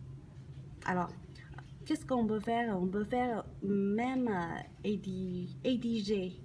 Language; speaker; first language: French; non-native, learner; Chinese